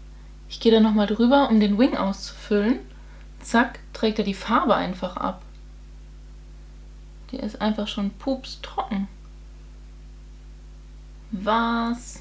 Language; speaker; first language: German; native; German